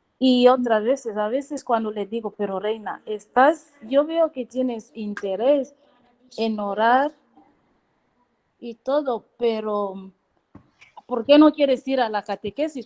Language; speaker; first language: Spanish; non-native, fluent; Portuguese